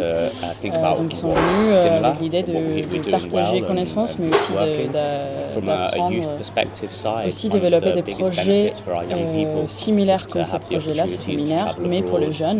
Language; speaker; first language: French; non-native, fluent; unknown